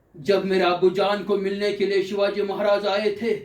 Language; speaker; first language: Hindi; non-native, local second language; Marathi